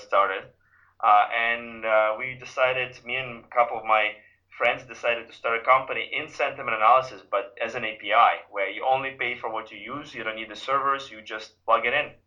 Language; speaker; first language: English; non-native, fluent; Ukrainian